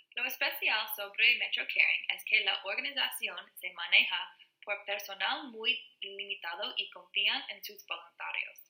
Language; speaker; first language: Spanish; non-native, learner; English